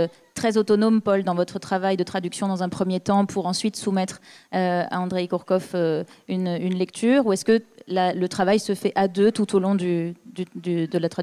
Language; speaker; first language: French; native; French